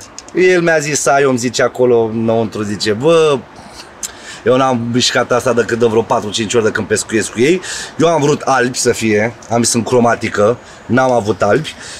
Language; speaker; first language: Romanian; native; Romanian